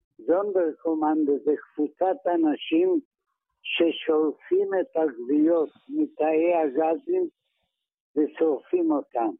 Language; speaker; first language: Hebrew; non-native, fluent; Yiddish